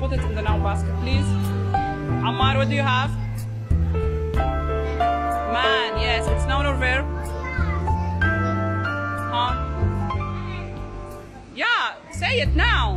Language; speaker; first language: English; non-native, learner; Arabic